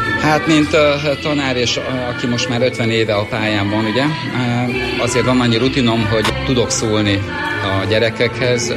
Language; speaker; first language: Hungarian; native; Hungarian